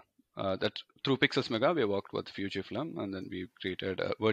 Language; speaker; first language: English; non-native, local second language; Tamil